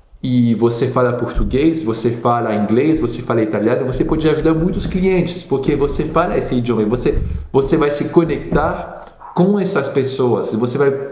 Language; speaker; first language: Portuguese; non-native, fluent; French